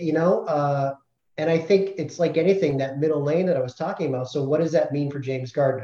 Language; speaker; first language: English; native; English